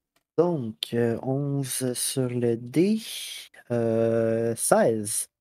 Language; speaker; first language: French; native; French